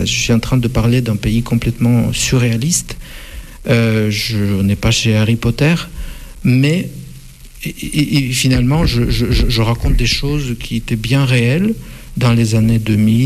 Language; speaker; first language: French; non-native, fluent; Russian